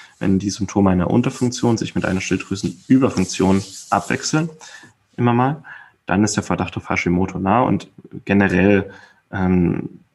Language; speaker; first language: German; native; German